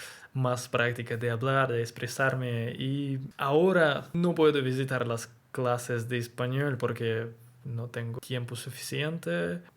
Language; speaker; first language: Spanish; non-native, learner; Russian